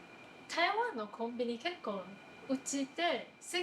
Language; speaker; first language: Japanese; non-native, fluent; Chinese